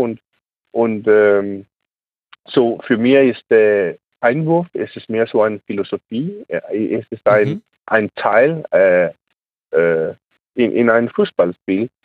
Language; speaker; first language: German; non-native, learner; Danish